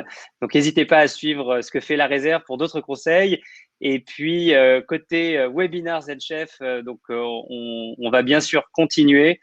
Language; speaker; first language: French; native; French